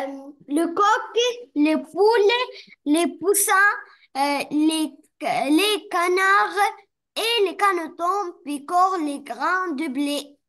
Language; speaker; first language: French; non-native, learner; Arabic